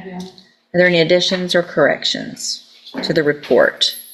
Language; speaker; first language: English; native; English